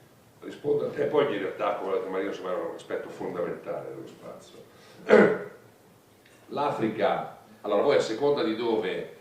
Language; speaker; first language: Italian; native; Italian